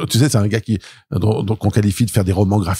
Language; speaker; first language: French; native; French